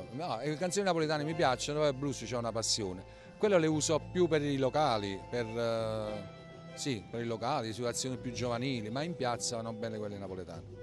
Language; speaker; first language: Italian; native; Italian